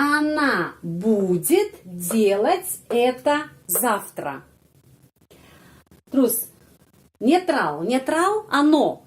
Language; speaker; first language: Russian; non-native, fluent; Indonesian